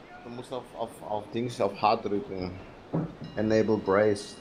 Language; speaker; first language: German; native; German